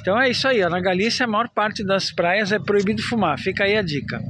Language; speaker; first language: Portuguese; native; Portuguese